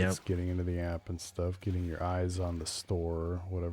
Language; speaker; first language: English; native; English